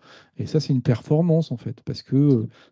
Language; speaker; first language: French; native; French